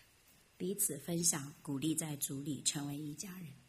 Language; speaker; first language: Chinese; native; Chinese